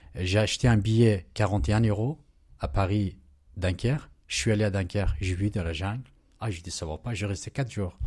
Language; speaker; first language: French; non-native, learner; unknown